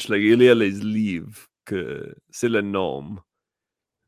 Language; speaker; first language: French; non-native, learner; English